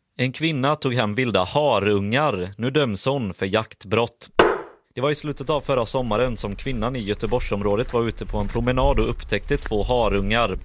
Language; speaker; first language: Swedish; native; Swedish